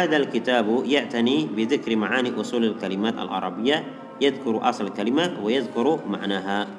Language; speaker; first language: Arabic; non-native, fluent; Indonesian